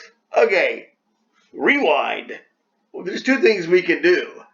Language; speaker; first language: English; native; English